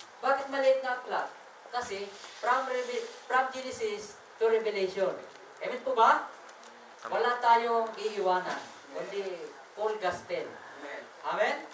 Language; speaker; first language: Filipino; non-native, local second language; Waray